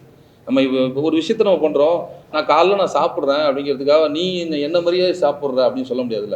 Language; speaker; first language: Tamil; native; Tamil